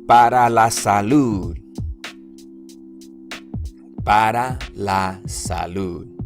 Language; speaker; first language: Spanish; non-native, fluent; English